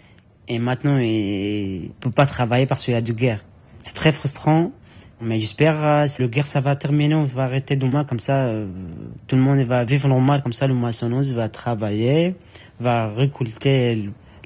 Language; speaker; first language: French; non-native, learner; Arabic